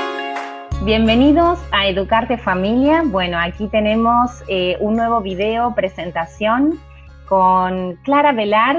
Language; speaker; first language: Spanish; native; Spanish